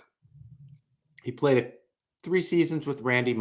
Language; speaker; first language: English; native; English